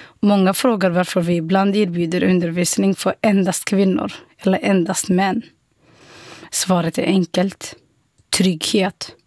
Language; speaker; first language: Swedish; non-native, fluent; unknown